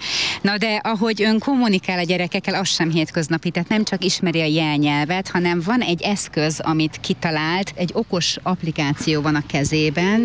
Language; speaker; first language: Hungarian; native; Hungarian